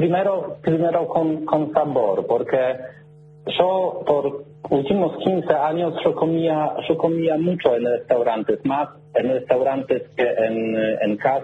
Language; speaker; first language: Spanish; non-native, learner; Polish